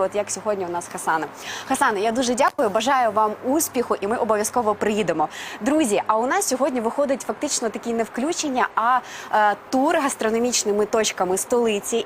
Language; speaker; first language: Ukrainian; native; Ukrainian